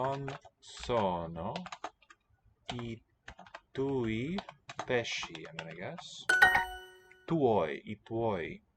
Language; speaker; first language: Italian; non-native, learner; English